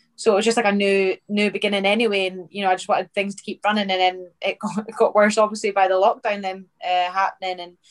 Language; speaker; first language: English; native; English